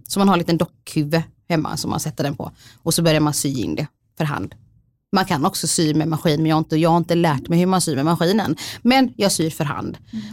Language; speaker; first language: Swedish; early bilingual, other home language; Somali